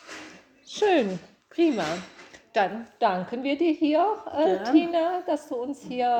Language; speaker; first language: German; native; German